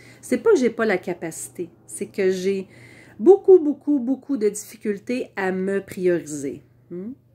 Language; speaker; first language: French; native; French